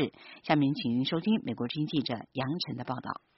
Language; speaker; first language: Chinese; native; Chinese